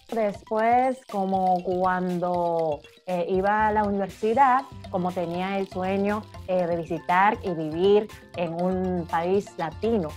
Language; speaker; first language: Spanish; non-native, fluent; Japanese